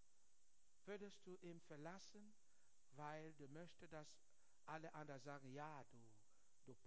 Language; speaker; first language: German; non-native, learner; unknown